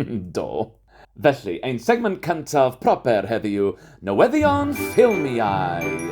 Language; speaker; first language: Welsh; non-native, fluent; English